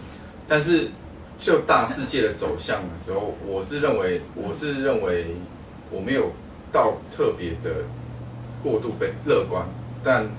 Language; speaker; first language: Chinese; native; Chinese